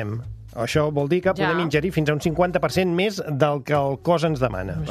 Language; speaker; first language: Catalan; native; Catalan